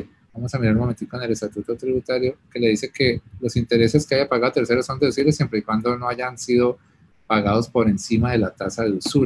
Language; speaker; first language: Spanish; native; Spanish